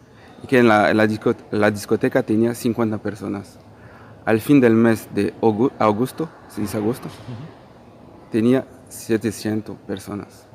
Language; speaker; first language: Spanish; non-native, fluent; Portuguese